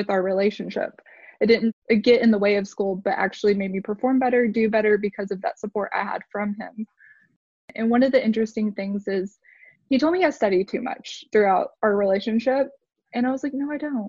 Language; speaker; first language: English; native; English